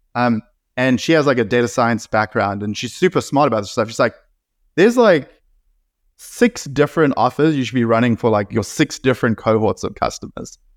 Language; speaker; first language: English; native; English